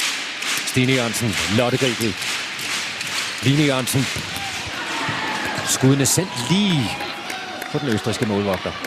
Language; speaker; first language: Danish; native; Danish